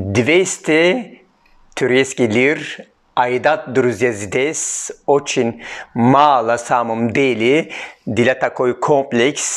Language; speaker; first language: Russian; non-native, fluent; Turkish